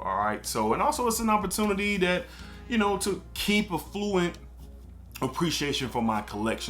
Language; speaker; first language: English; native; English